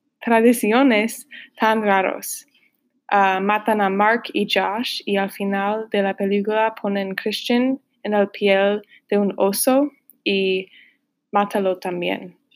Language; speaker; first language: Spanish; non-native, learner; English